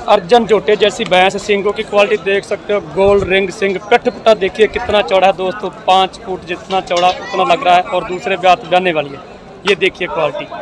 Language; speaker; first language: Hindi; non-native, local second language; Punjabi